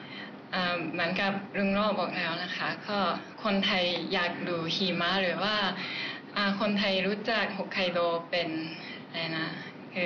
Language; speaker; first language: Thai; non-native, fluent; Japanese